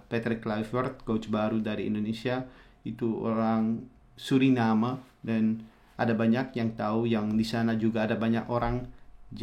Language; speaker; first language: Indonesian; non-native, fluent; Dutch